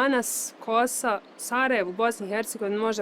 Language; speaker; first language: Bosnian; native; Bosnian